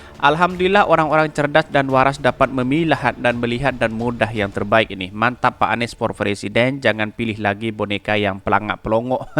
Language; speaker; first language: Indonesian; non-native, local second language; Madurese